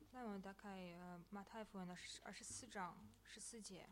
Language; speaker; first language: Chinese; non-native, fluent; Russian